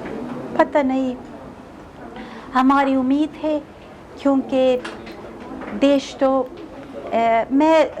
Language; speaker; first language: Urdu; non-native, fluent; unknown